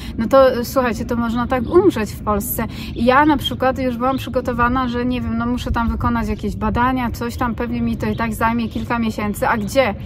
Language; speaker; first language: Polish; native; Polish